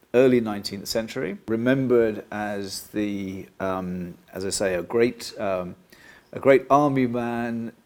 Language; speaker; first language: English; native; English